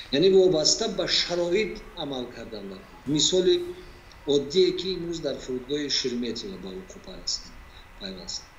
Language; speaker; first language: Tajik; native; Tajik